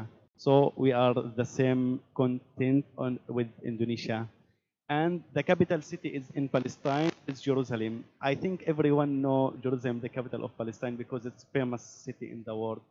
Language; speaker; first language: English; non-native, learner; Arabic